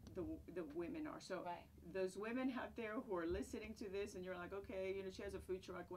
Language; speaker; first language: English; non-native, fluent; Greek